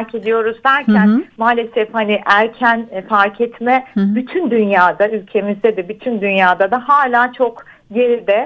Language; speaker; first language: Turkish; native; Turkish